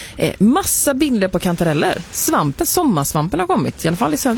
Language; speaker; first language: Swedish; native; Swedish